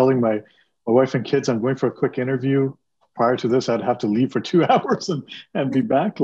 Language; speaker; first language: English; early bilingual, other home language; Punjabi